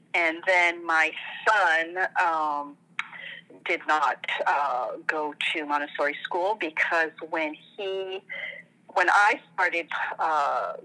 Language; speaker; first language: English; non-native, fluent; French